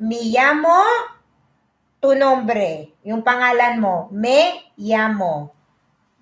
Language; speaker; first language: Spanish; non-native, learner; Filipino